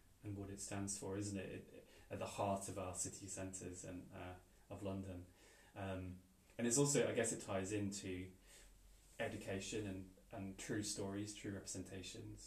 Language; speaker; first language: English; native; English